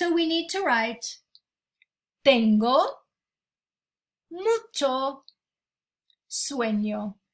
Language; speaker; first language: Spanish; non-native, fluent; English